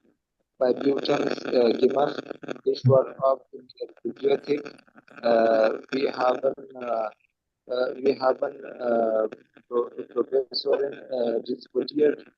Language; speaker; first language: German; non-native, learner; Urdu